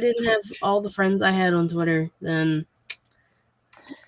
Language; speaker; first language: English; native; English